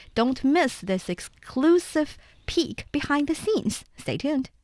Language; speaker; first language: English; non-native, fluent; Chinese